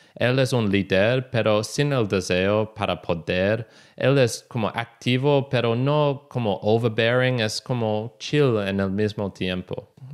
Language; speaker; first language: Spanish; non-native, learner; English